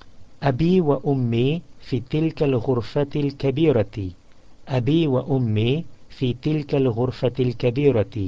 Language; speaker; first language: Arabic; non-native, fluent; English